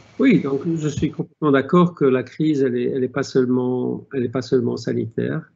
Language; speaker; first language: French; non-native, local second language; Arabic